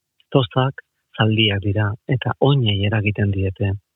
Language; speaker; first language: Basque; non-native, local second language; Spanish